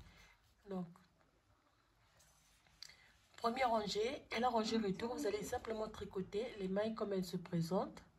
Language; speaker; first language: French; non-native, local second language; Arabic